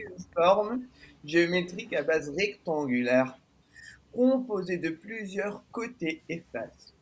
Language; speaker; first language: French; non-native, fluent; Italian